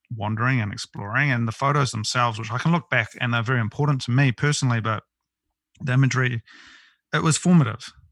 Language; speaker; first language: English; native; English